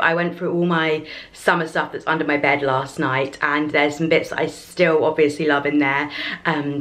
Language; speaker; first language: English; native; English